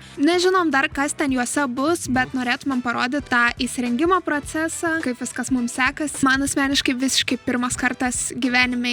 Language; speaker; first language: Lithuanian; native; Lithuanian